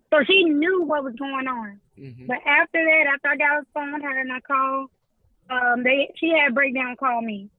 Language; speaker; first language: English; native; English